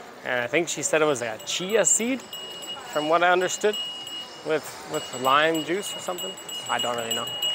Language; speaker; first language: English; native; English